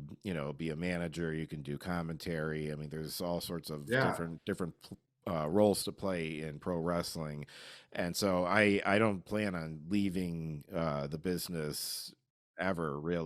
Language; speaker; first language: English; native; English